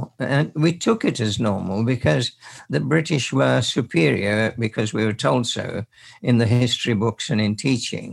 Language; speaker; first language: English; native; English